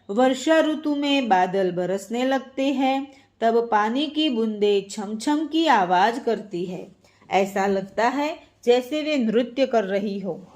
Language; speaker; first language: Hindi; non-native, local second language; Gujarati